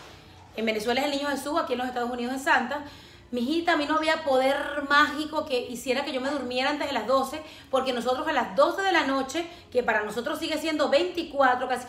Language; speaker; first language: Spanish; native; Spanish